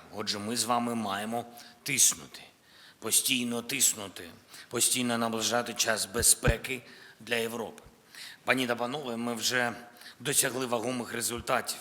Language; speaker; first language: Ukrainian; non-native, local second language; Russian